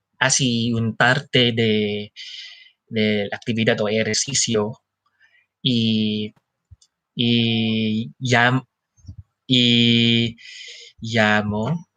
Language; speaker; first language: Spanish; non-native, learner; Filipino